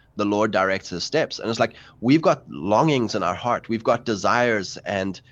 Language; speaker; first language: English; native; English